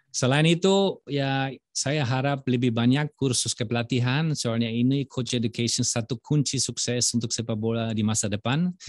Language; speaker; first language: Indonesian; non-native, fluent; German